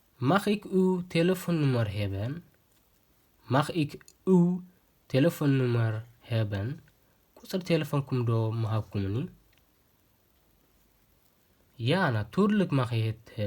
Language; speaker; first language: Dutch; non-native, learner; Tigrinya